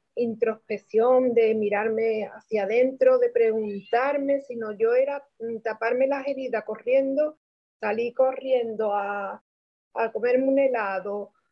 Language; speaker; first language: Spanish; native; Spanish